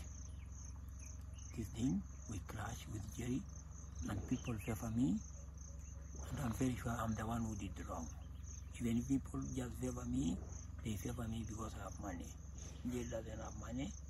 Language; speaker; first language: English; non-native, local second language; Masai